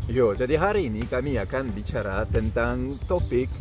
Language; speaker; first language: Indonesian; non-native, fluent; French